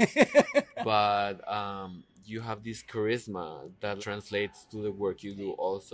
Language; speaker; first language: English; non-native, fluent; Spanish